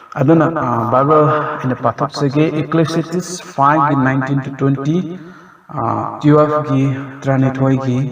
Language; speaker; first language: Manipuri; non-native, local second language; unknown